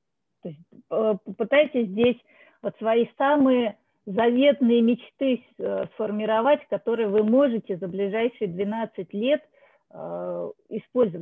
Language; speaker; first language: Russian; native; Russian